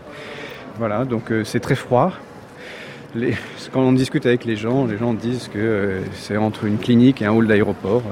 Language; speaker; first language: French; native; French